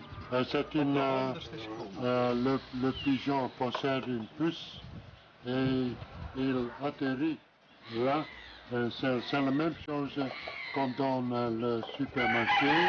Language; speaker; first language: French; non-native, learner; Dutch